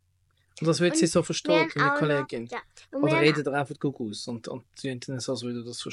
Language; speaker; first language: German; native; German